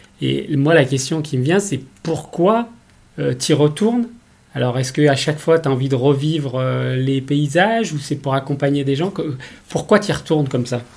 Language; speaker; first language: French; native; French